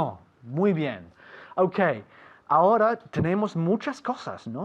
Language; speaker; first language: Spanish; non-native, fluent; English